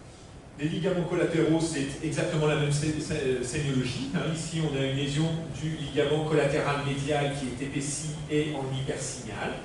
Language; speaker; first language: French; native; French